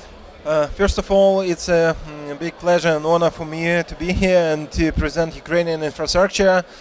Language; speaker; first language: English; non-native, fluent; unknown